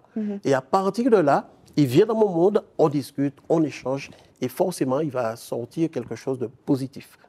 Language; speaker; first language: French; native; French